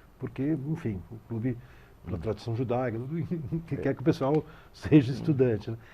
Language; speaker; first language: Portuguese; native; Portuguese